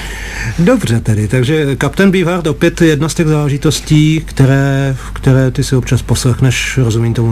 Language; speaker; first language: Czech; native; Czech